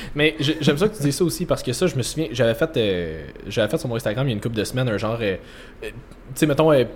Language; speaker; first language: French; native; French